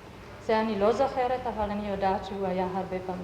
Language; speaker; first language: Hebrew; non-native, fluent; German